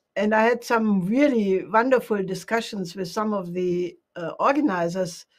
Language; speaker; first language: English; non-native, fluent; German